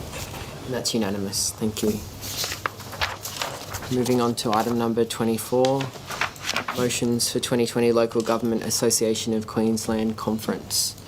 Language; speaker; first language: English; native; English